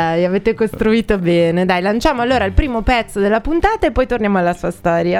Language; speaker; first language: Italian; native; Italian